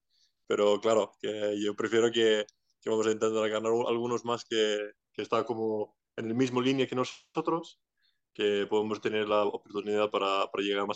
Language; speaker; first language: Spanish; non-native, fluent; Icelandic